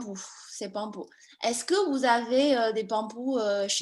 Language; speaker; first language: French; non-native, fluent; Chinese